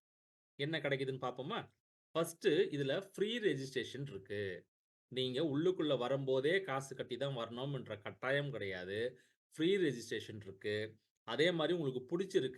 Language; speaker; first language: Tamil; native; Tamil